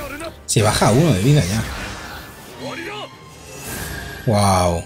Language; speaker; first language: Spanish; native; Spanish